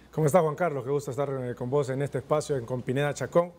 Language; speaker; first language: Spanish; native; Spanish